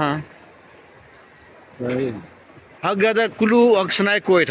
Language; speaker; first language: Arabic; non-native, learner; Urdu